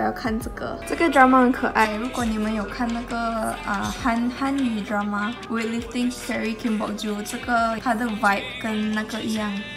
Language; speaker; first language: Chinese; non-native, local second language; Malay